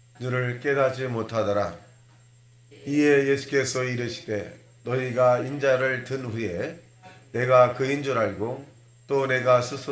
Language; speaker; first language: Korean; native; Korean